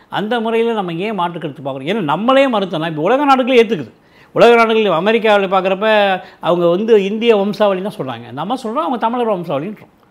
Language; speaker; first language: Tamil; native; Tamil